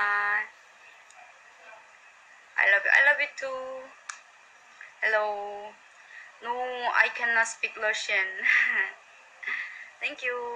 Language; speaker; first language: English; non-native, learner; Korean